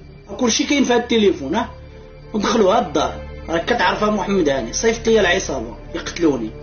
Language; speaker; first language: Arabic; native; Arabic